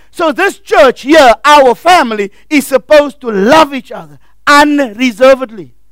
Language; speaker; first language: English; non-native, local second language; Afrikaans